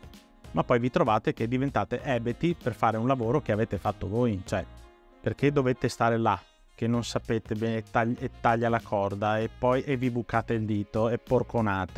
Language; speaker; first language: Italian; native; Italian